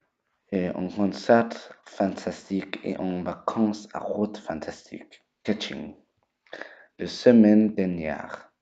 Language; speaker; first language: French; non-native, learner; Danish